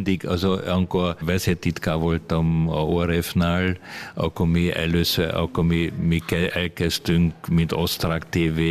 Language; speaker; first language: Hungarian; early bilingual, heritage; Hungarian